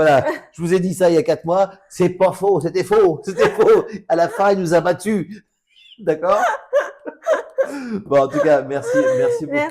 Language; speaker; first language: French; native; French